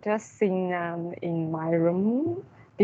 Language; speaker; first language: English; non-native, learner; Vietnamese